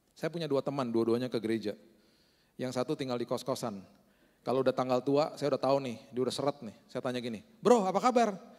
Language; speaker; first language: Indonesian; native; Indonesian